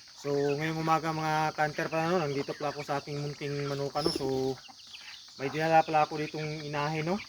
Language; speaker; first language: Filipino; non-native, local second language; Cebuano